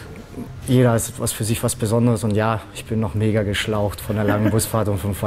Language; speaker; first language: German; native; German